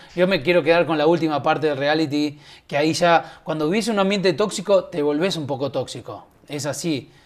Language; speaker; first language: Spanish; native; Spanish